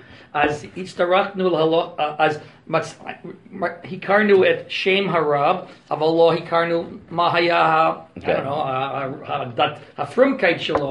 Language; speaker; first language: Hebrew; non-native, fluent; English